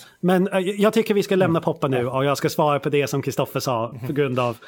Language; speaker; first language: Swedish; non-native, fluent; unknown